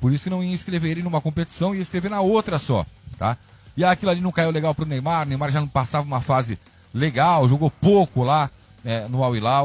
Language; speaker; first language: Portuguese; native; Portuguese